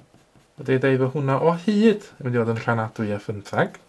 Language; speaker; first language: Welsh; native; Welsh